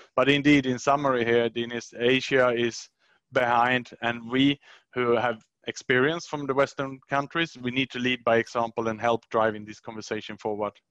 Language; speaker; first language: English; non-native, fluent; Swedish